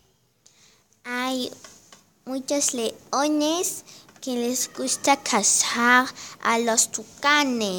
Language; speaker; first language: Spanish; non-native, learner; German